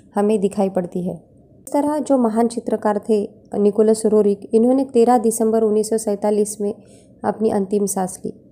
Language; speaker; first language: Hindi; non-native, local second language; Marathi